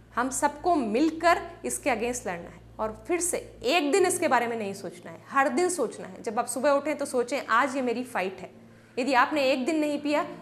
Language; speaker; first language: Hindi; native; Hindi